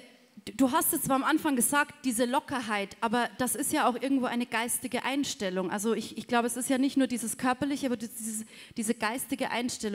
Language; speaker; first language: German; native; German